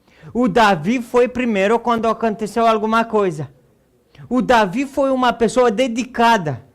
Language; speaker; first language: Portuguese; non-native, fluent; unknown